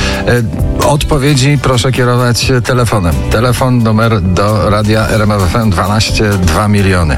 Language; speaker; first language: Polish; native; Polish